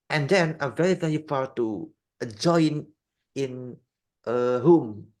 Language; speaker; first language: English; non-native, learner; Indonesian